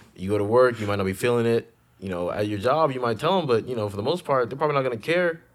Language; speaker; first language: English; native; English